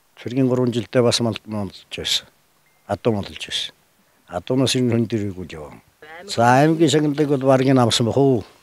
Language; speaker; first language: Mongolian; native; Mongolian